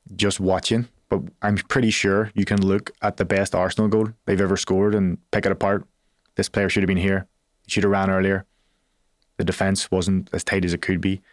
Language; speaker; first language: English; native; English